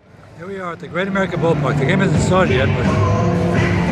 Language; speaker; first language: English; native; English